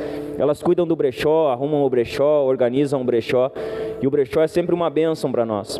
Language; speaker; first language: Portuguese; native; Portuguese